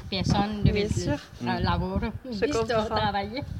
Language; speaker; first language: French; non-native, local second language; Morisyen